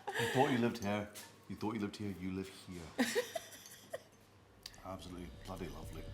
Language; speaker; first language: English; early bilingual, other home language; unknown